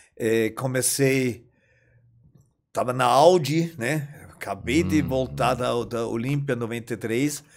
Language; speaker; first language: Portuguese; non-native, fluent; German